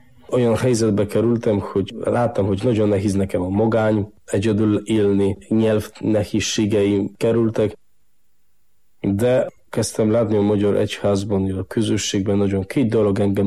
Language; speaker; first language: Hungarian; non-native, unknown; Polish